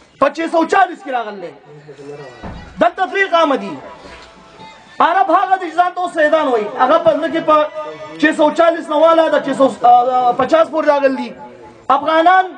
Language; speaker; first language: Pashto; non-native, local second language; Gujari